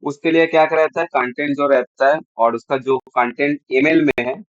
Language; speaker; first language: Hindi; non-native, local second language; Bangla